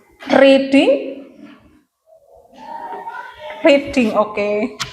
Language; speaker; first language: English; non-native, learner; Indonesian